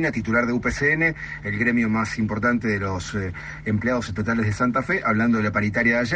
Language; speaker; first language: Spanish; native; Spanish